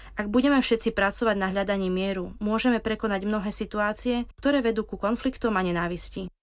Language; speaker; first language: Slovak; native; Slovak